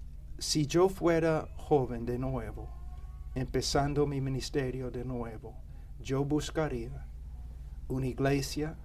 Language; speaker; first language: Spanish; non-native, fluent; English